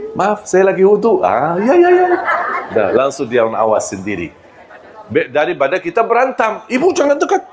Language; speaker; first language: Malay; non-native, fluent; Arabic